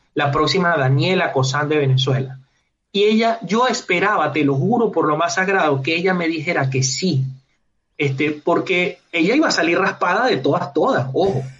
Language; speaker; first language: Spanish; native; Spanish